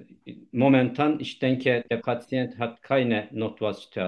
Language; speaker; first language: German; non-native, learner; Turkish